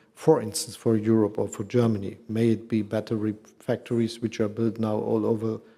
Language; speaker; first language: English; non-native, fluent; German